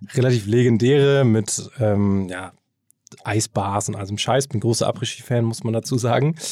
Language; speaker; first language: German; native; German